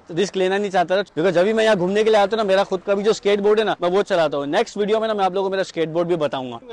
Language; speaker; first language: Hindi; non-native, local second language; Urdu